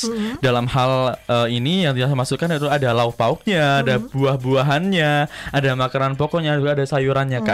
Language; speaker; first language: Indonesian; native; Indonesian